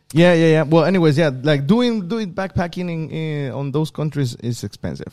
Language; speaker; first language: English; non-native, fluent; Spanish